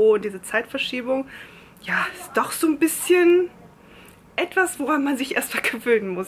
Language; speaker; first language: German; native; German